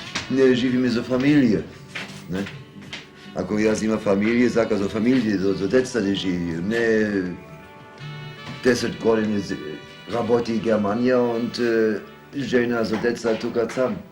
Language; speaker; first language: Macedonian; non-native, learner; German